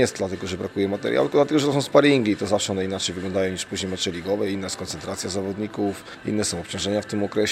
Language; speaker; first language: Polish; native; Polish